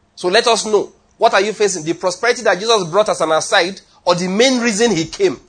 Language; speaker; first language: English; non-native, local second language; Yoruba